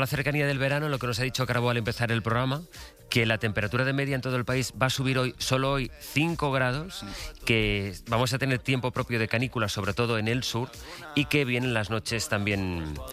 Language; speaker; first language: Spanish; native; Spanish